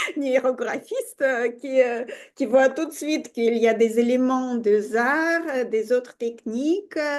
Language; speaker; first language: French; non-native, fluent; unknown